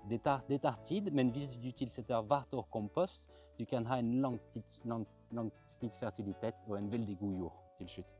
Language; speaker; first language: Norwegian; non-native, fluent; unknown